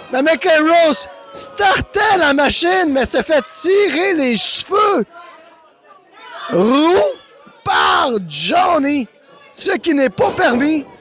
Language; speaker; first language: French; native; French